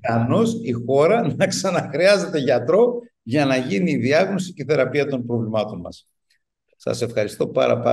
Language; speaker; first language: Greek; native; Greek